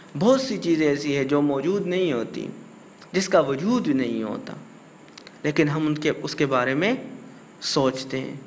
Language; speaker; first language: Urdu; non-native, local second language; Pashto